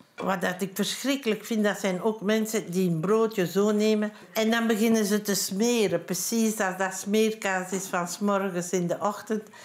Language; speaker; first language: Dutch; non-native, local second language; French